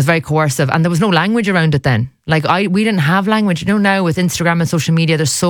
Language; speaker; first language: English; native; English